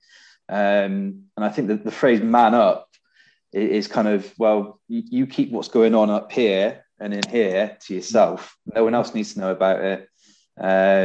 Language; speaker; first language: English; native; English